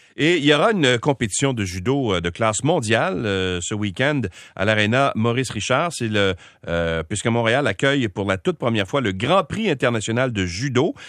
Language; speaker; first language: French; native; French